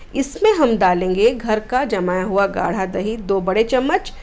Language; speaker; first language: Hindi; non-native, local second language; Odia